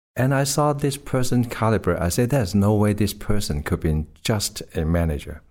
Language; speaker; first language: English; non-native, local second language; Cantonese